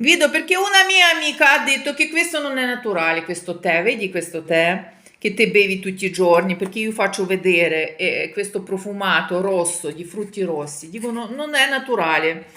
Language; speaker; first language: Italian; non-native, learner; Ukrainian